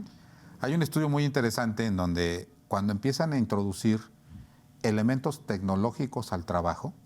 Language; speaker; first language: Spanish; native; Spanish